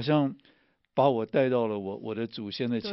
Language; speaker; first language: Chinese; native; Chinese